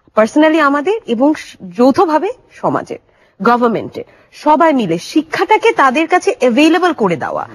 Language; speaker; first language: Bangla; native; Bangla